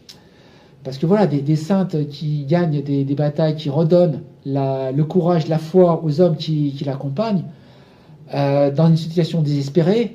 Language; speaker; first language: French; native; French